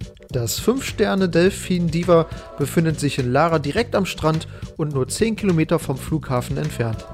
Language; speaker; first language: German; native; German